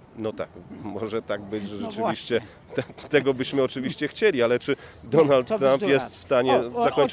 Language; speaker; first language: Polish; native; Polish